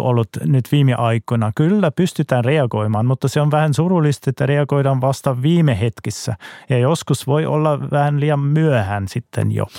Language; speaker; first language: Finnish; non-native, fluent; German